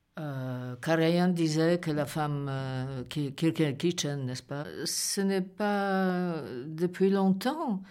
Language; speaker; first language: French; non-native, fluent; Polish